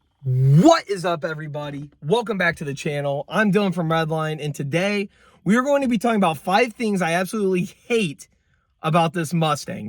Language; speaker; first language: English; native; English